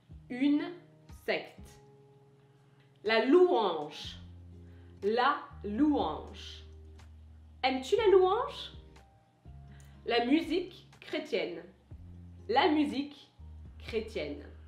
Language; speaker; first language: French; native; French